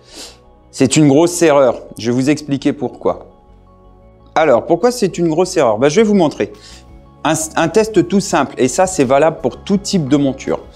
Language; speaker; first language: French; native; French